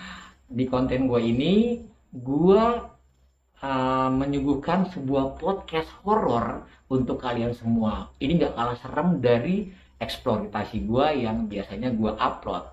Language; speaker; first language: Indonesian; native; Indonesian